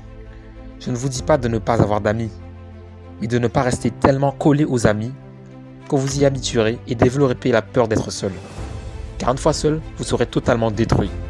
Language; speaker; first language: French; native; French